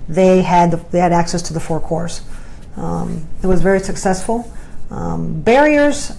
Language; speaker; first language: English; native; English